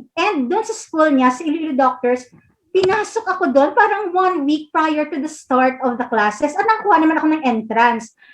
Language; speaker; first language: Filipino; non-native, local second language; Hiligaynon